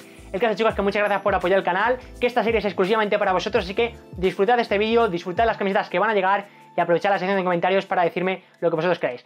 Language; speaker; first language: Spanish; native; Spanish